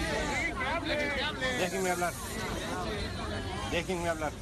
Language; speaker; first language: Spanish; native; Spanish